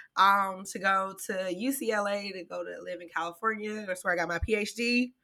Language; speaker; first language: English; native; English